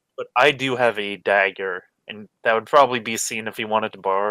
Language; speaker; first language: English; native; English